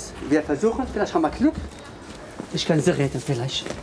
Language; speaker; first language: German; non-native, learner; Arabic